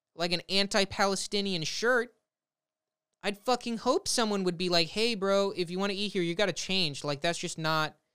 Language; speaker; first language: English; native; English